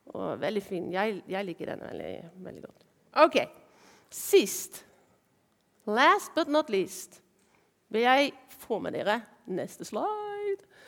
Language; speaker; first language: Norwegian; non-native, fluent; Dutch